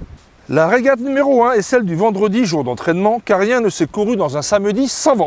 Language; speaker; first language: French; native; French